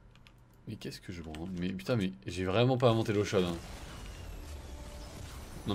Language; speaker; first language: French; native; French